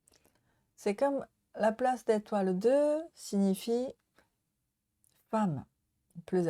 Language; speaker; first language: French; non-native, learner; Japanese